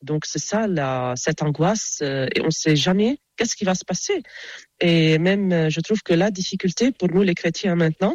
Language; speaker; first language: French; non-native, local second language; Arabic